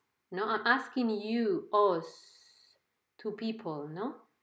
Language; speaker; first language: English; non-native, fluent; Spanish